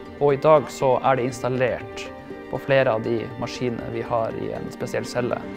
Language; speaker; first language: Norwegian; native; Norwegian